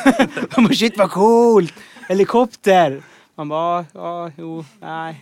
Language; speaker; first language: Swedish; native; Swedish